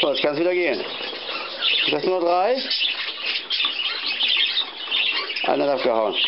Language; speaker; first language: German; native; German